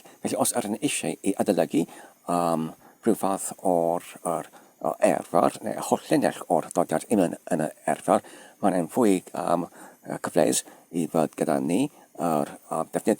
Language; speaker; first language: Welsh; non-native, fluent; English